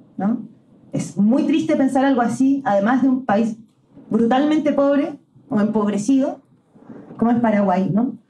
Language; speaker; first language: Spanish; native; Spanish